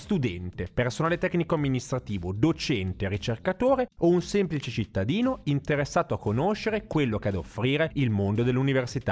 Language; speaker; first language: Italian; native; Italian